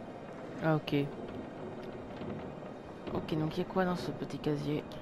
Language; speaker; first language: French; native; French